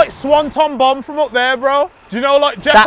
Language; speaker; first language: English; native; English